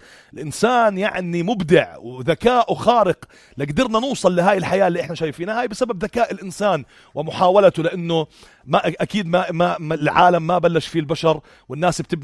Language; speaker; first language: Arabic; native; Arabic